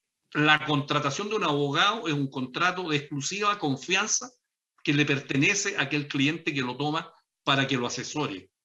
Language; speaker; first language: Spanish; native; Spanish